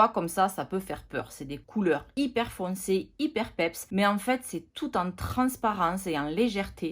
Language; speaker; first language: French; native; French